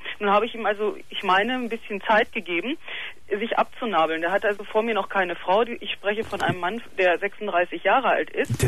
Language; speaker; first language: German; native; German